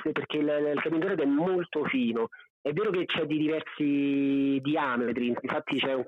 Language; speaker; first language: Italian; native; Italian